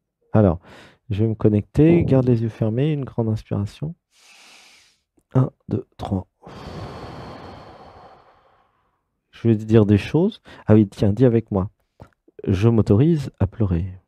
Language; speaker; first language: French; native; French